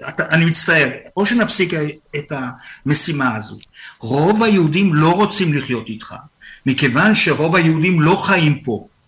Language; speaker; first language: Hebrew; native; Hebrew